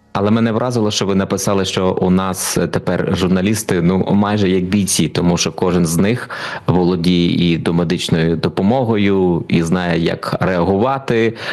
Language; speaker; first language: Ukrainian; native; Ukrainian